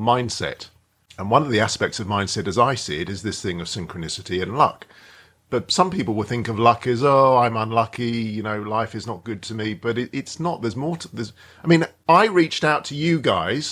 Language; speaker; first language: English; native; English